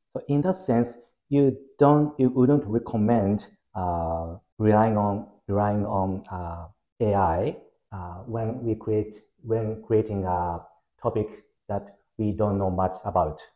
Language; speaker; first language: English; non-native, fluent; Japanese